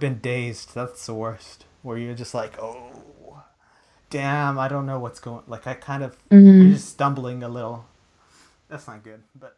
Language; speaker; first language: English; native; English